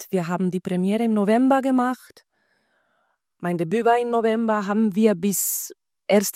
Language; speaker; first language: German; non-native, fluent; Spanish